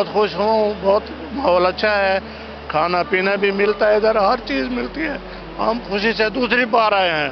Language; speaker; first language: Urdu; non-native, local second language; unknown